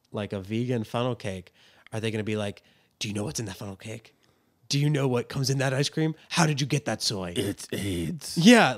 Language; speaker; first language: English; native; English